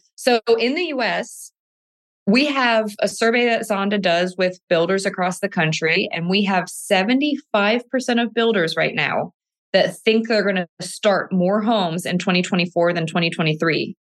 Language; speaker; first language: English; native; English